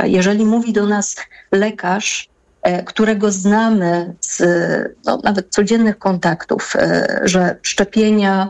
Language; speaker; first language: Polish; native; Polish